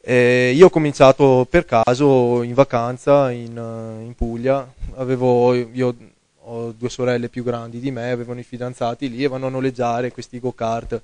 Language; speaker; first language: Italian; native; Italian